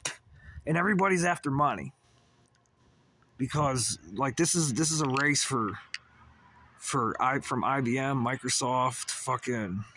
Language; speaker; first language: English; native; English